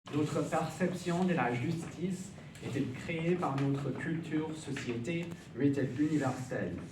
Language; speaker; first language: French; non-native, learner; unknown